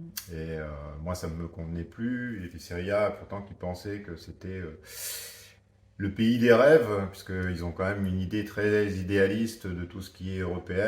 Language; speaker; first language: French; native; French